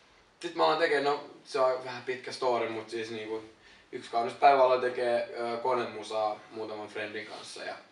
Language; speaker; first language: Finnish; native; Finnish